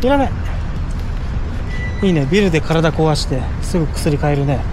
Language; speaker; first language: Japanese; native; Japanese